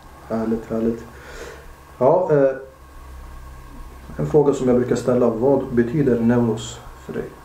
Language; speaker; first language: Swedish; native; Swedish